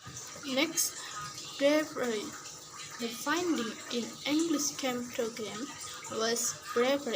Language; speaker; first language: English; non-native, learner; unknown